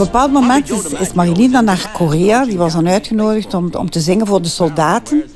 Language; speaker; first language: Dutch; native; Dutch